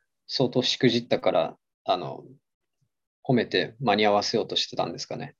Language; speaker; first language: Japanese; native; Japanese